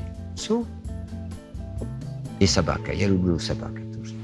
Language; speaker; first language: Russian; non-native, learner; French